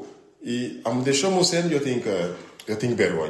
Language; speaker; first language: Catalan; non-native, learner; French